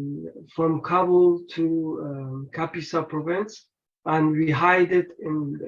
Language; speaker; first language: English; non-native, learner; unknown